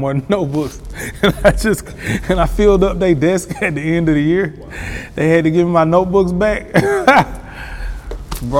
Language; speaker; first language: English; native; English